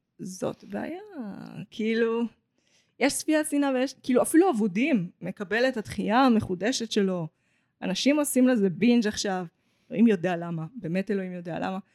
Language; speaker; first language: Hebrew; native; Hebrew